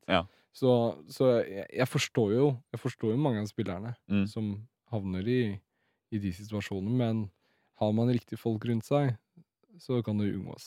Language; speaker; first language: Norwegian; early bilingual, other home language; Riffian